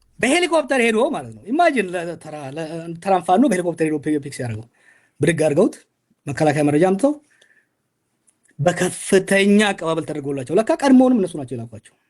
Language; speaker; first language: Amharic; non-native, local second language; Oromo